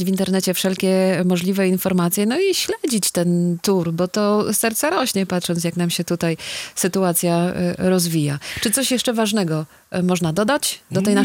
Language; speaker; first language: Polish; native; Polish